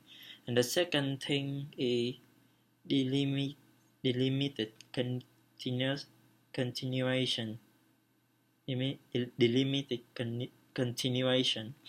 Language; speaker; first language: English; non-native, learner; Vietnamese